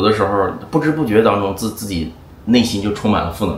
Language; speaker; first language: Chinese; native; Chinese